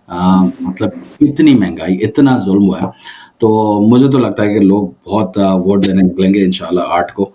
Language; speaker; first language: Urdu; native; Urdu